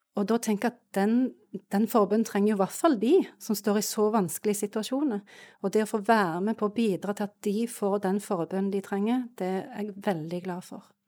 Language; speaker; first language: Norwegian; native; Norwegian